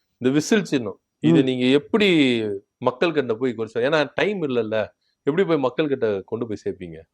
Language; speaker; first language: Tamil; native; Tamil